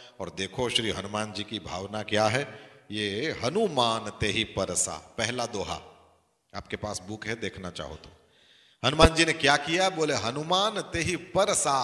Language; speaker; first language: Hindi; non-native, local second language; Gujarati